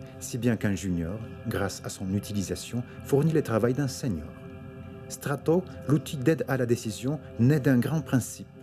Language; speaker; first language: French; native; French